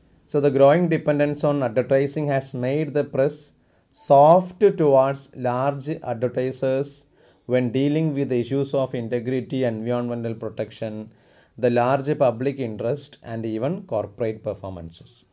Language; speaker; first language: English; non-native, local second language; Malayalam